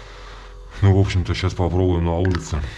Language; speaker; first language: Russian; native; Russian